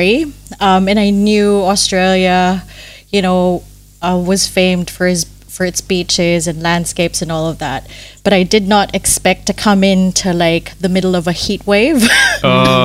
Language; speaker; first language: English; non-native, local second language; Filipino